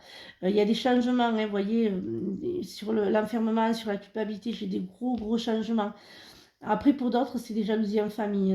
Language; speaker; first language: French; native; French